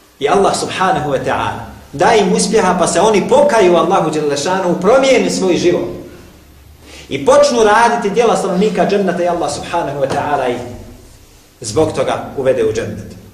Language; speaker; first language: Bosnian; native; Bosnian